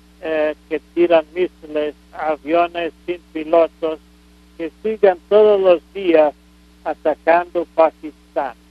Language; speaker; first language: Spanish; non-native, fluent; English